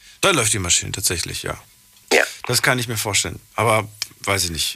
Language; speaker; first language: German; native; German